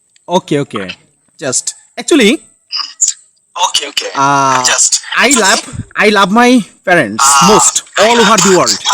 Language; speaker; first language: English; non-native, learner; Bangla